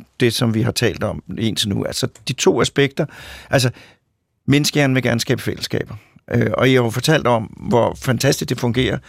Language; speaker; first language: Danish; native; Danish